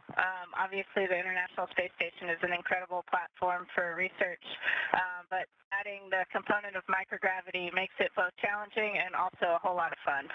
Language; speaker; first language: English; native; English